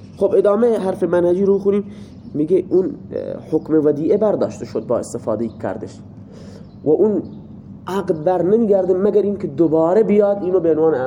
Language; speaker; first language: Persian; non-native, local second language; Baluchi